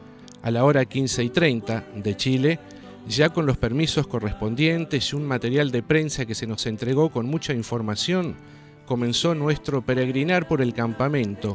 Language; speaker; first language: Spanish; native; Spanish